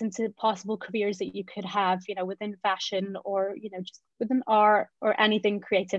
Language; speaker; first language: English; native; English